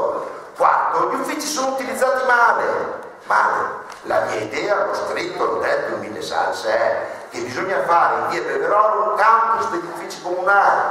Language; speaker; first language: Italian; native; Italian